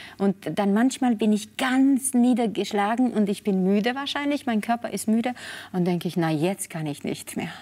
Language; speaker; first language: German; non-native, fluent; Spanish